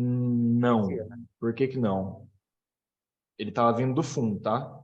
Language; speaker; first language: Portuguese; native; Portuguese